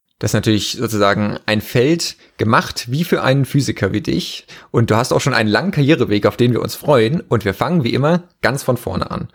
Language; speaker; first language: German; native; German